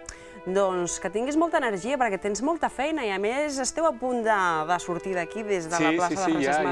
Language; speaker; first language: Catalan; native; Catalan